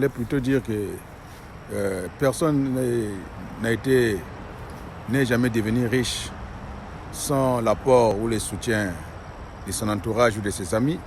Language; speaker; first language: French; non-native, local second language; Lingala